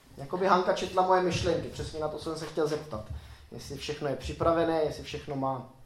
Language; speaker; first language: Czech; native; Czech